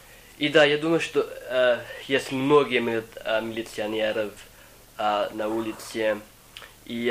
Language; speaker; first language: Russian; non-native, fluent; English